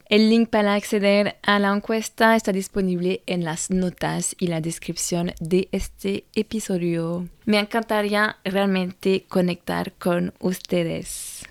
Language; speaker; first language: Spanish; non-native, fluent; French